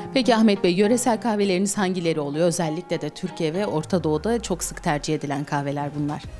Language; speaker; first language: Turkish; native; Turkish